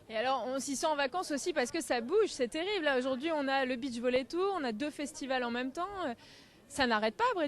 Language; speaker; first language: French; native; French